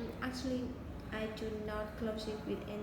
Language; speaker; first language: English; non-native, learner; Vietnamese